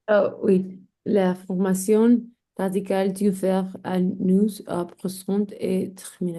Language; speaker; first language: French; non-native, learner; English